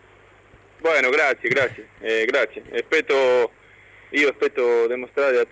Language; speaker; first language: Italian; non-native, learner; Spanish